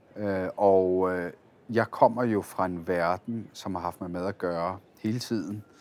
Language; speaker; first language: Danish; early bilingual, other home language; Italian